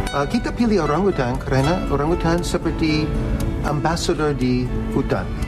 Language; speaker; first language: Indonesian; non-native, fluent; English